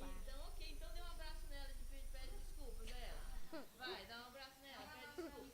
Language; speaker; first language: Portuguese; non-native, learner; Spanish